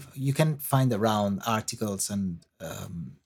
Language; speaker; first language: English; non-native, fluent; Italian